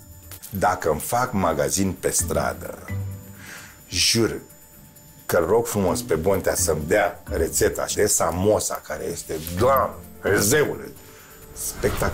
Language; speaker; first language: Romanian; native; Romanian